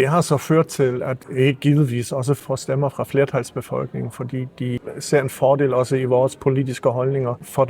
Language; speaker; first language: Danish; early bilingual, heritage; Danish